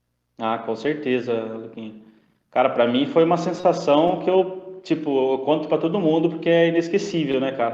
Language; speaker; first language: Portuguese; native; Portuguese